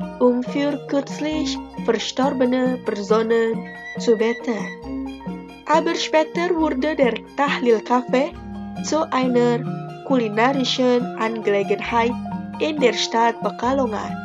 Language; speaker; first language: German; non-native, fluent; Indonesian